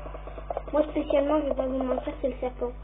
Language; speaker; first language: French; native; French